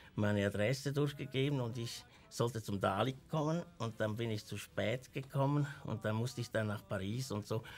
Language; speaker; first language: German; native; German